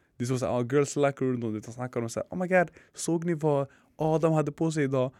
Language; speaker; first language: Swedish; early bilingual, other home language; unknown